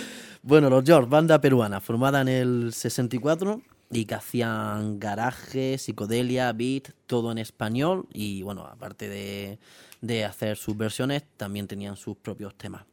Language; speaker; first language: Spanish; native; Spanish